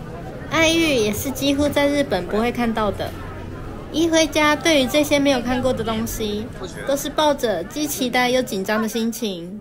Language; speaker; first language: Chinese; native; Chinese